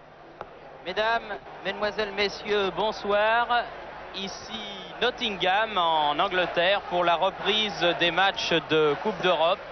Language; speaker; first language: French; native; French